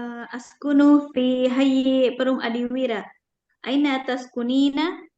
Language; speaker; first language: Arabic; non-native, learner; Indonesian